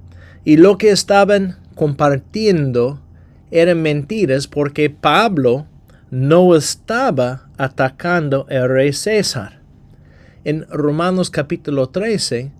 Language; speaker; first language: Spanish; non-native, fluent; English